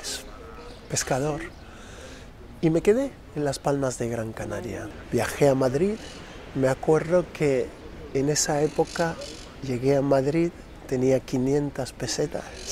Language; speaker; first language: Spanish; non-native, fluent; Krio